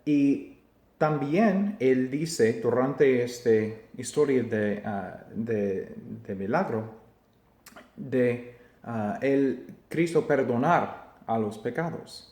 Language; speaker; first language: Spanish; non-native, fluent; English